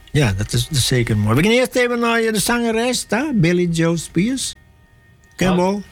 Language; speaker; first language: Dutch; non-native, local second language; Western Frisian